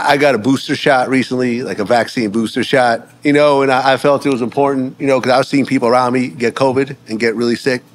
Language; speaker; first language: English; native; English